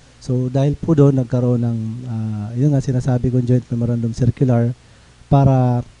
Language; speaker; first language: Filipino; non-native, local second language; Bikol